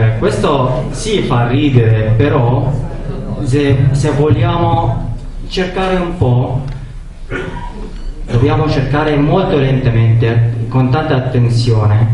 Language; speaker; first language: Italian; non-native, learner; Arabic